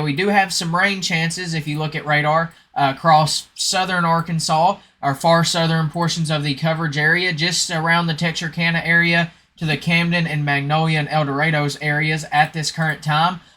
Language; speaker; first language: English; native; English